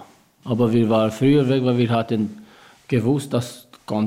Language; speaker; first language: German; non-native, learner; Albanian